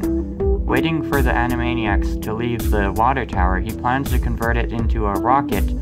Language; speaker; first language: English; native; English